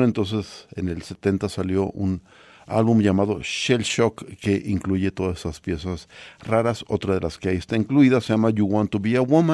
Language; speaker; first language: Spanish; native; Spanish